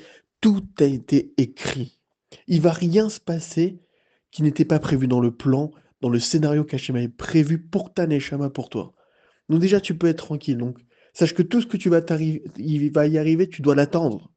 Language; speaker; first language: French; native; French